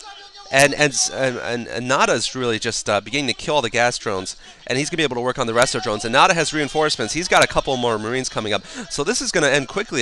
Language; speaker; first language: English; native; English